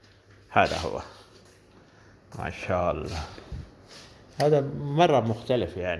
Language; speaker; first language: Arabic; non-native, learner; Urdu